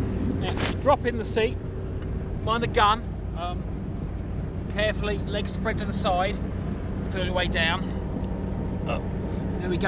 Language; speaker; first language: English; native; English